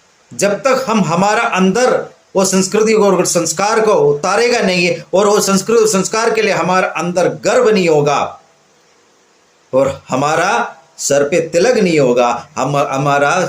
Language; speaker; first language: Hindi; non-native, local second language; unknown